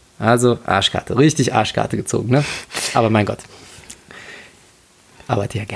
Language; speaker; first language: German; native; German